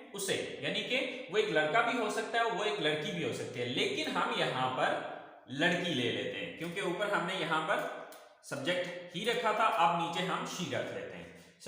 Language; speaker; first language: Urdu; native; Urdu